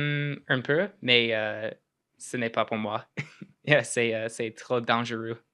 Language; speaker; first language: French; non-native, local second language; English